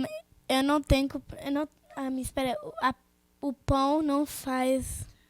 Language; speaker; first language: Portuguese; early bilingual, heritage; Portuguese